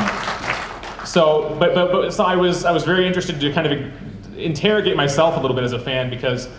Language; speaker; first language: English; native; English